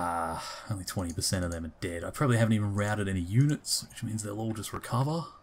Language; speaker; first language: English; native; English